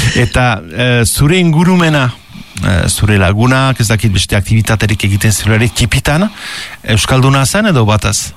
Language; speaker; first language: Basque; native; Basque